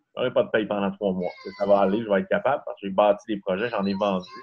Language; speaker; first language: French; native; French